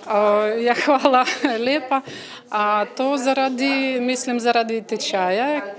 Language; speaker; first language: Slovenian; non-native, learner; Ukrainian